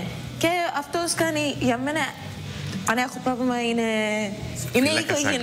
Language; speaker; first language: Greek; non-native, learner; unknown